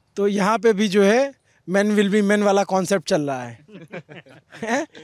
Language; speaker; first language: Hindi; native; Hindi